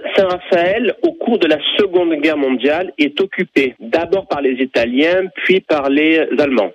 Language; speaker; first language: French; native; French